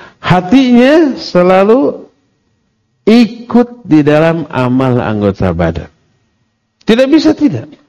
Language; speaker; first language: Indonesian; non-native, local second language; Sundanese